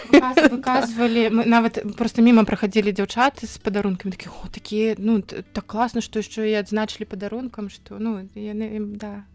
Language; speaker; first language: Belarusian; native; Belarusian